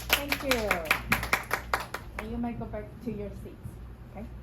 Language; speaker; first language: English; non-native, fluent; Chinese